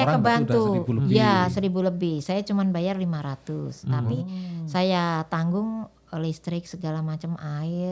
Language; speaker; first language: Indonesian; native; Indonesian